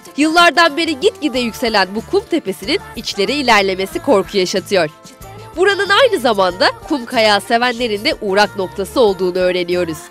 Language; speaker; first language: Turkish; native; Turkish